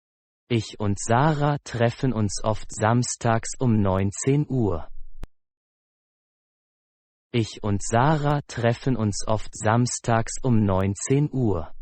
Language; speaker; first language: German; non-native, fluent; Persian